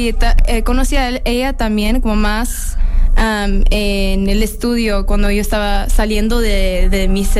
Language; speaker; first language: Spanish; early bilingual, heritage; English